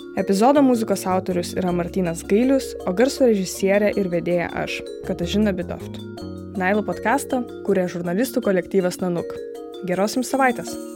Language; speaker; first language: Lithuanian; non-native, local second language; Polish